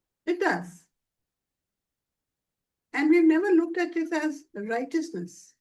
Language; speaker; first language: English; non-native, local second language; Hindi